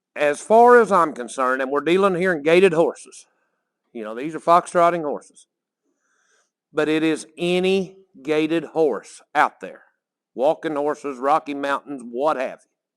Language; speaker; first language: English; native; English